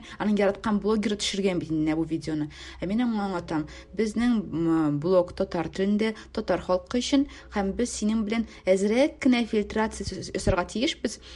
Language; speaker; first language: Tatar; native; Tatar